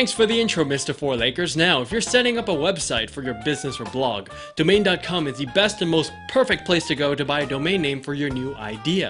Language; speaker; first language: English; native; English